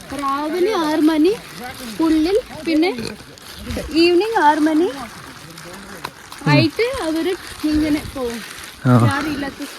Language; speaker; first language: Malayalam; non-native, local second language; Kannada